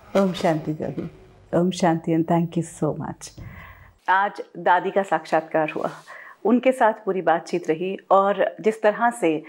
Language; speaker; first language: Hindi; native; Hindi